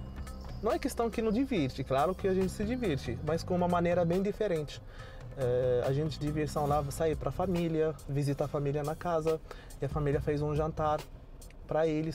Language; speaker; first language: Portuguese; non-native, learner; Arabic